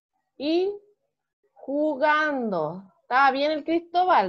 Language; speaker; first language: Spanish; native; Spanish